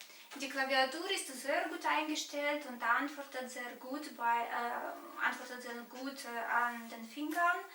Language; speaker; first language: German; non-native, fluent; Romanian